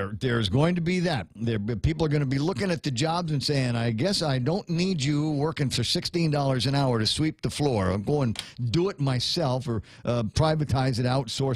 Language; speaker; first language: English; native; English